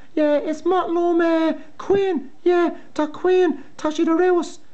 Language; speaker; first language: Irish; non-native, local second language; English